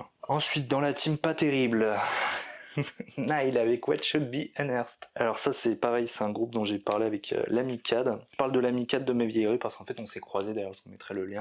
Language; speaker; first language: French; native; French